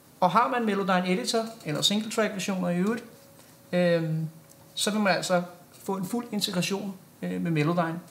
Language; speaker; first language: Danish; native; Danish